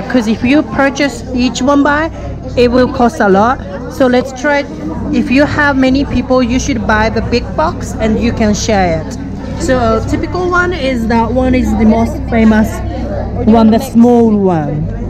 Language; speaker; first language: English; non-native, fluent; Japanese